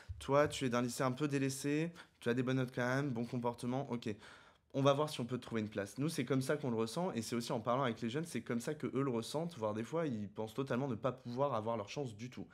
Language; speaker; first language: French; native; French